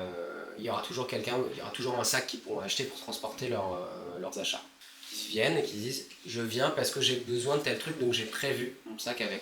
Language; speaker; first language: French; native; French